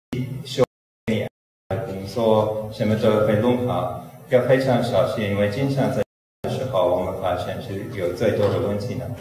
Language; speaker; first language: Chinese; non-native, fluent; English